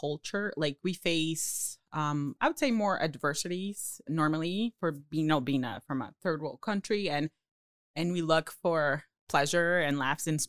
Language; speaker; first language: English; non-native, fluent; Portuguese